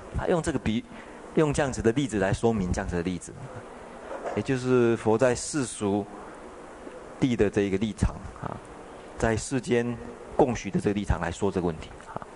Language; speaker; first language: Chinese; native; Chinese